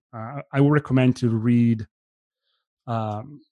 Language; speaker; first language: English; non-native, fluent; Italian